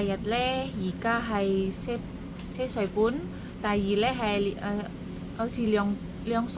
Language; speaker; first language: Cantonese; non-native, learner; Indonesian